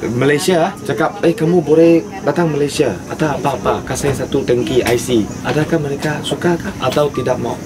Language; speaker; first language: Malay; non-native, local second language; Chinese